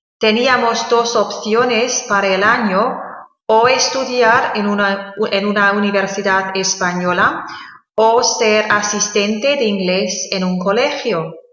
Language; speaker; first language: Spanish; non-native, fluent; English